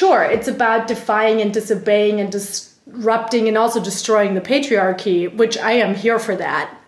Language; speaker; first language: English; non-native, fluent; German